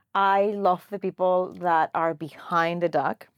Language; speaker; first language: English; non-native, fluent; Spanish